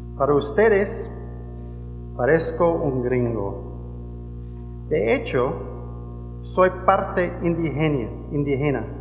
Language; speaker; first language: Spanish; non-native, learner; English